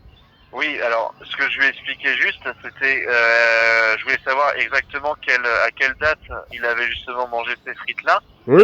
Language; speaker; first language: French; native; French